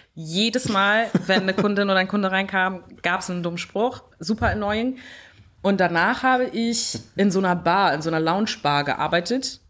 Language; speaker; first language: German; early bilingual, other home language; French